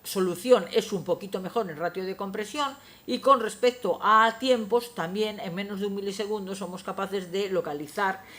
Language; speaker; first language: Spanish; non-native, local second language; Galician